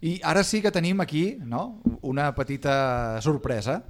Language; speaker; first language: Catalan; native; Catalan